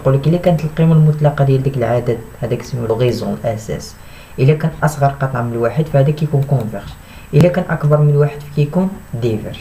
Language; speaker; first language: Arabic; native; Arabic